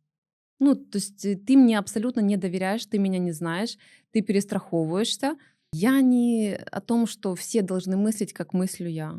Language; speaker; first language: Russian; native; Russian